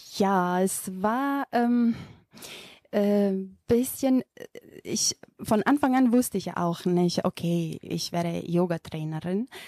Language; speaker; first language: German; non-native, fluent; Macedonian